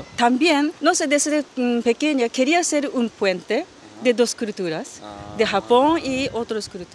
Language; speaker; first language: Spanish; non-native, fluent; Japanese